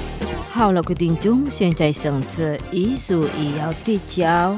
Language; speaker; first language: Chinese; non-native, fluent; Indonesian